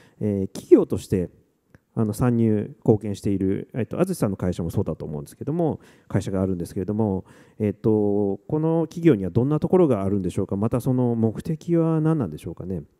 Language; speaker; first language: Japanese; native; Japanese